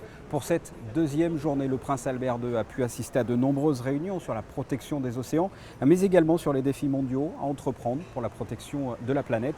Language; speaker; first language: French; native; French